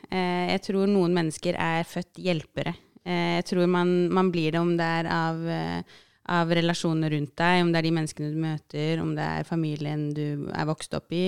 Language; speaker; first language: Norwegian; early bilingual, other home language; Arabic